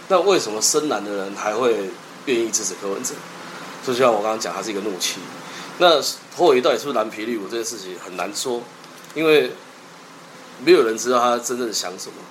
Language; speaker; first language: Chinese; native; Chinese